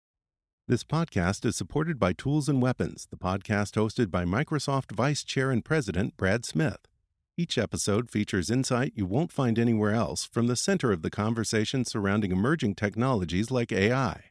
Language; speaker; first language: English; native; English